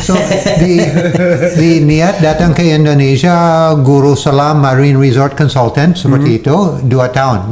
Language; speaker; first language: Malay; non-native, fluent; English